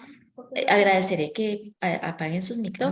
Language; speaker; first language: Spanish; native; Spanish